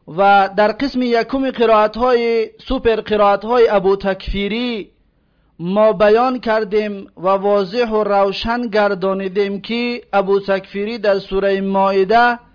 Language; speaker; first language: Persian; native; Persian